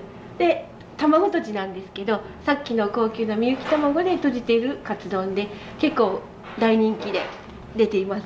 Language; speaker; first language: Japanese; native; Japanese